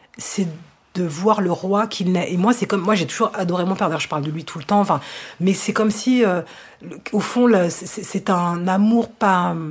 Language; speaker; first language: French; native; French